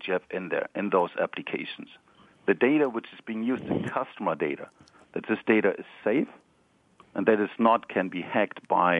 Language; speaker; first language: English; non-native, fluent; German